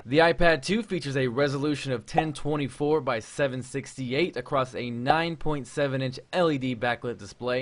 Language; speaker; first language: English; native; English